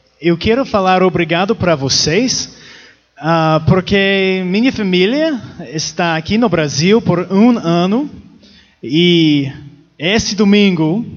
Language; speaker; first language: Portuguese; non-native, learner; English